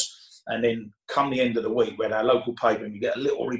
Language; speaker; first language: English; native; English